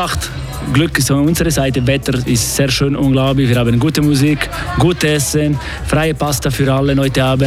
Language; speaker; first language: German; non-native, local second language; French